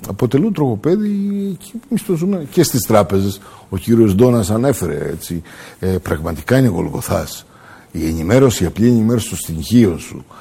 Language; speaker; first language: Greek; early bilingual, heritage; Greek